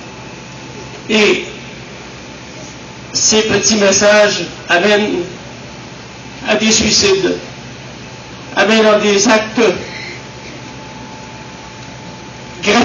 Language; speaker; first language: French; native; French